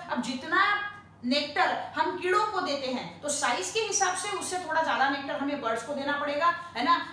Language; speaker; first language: Hindi; non-native, local second language; Marathi